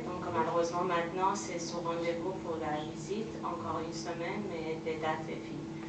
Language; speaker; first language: French; non-native, fluent; Persian